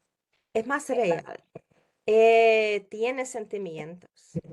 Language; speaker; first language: Spanish; non-native, learner; Czech